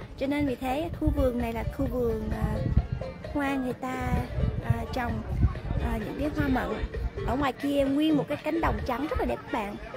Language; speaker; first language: Vietnamese; early bilingual, heritage; Vietnamese